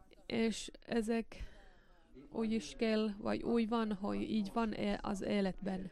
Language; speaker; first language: Hungarian; non-native, learner; Finnish